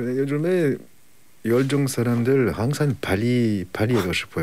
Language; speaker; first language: Korean; non-native, learner; French